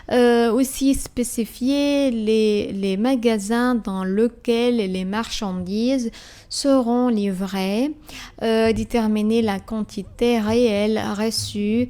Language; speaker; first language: French; non-native, fluent; Arabic